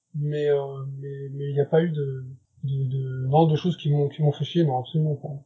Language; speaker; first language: French; native; French